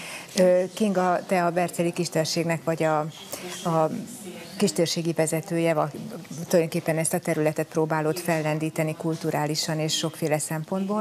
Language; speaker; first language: Hungarian; native; Hungarian